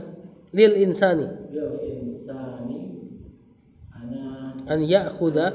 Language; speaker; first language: Arabic; non-native, fluent; Indonesian